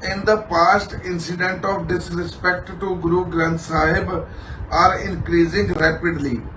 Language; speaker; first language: English; non-native, local second language; Punjabi